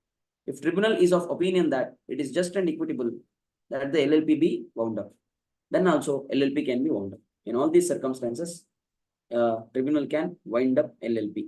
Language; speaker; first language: English; non-native, local second language; Kannada